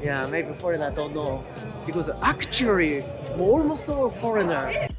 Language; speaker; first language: English; non-native, learner; Japanese